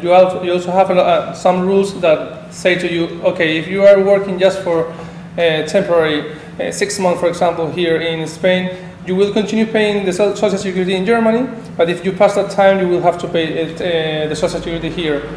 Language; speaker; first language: English; non-native, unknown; Spanish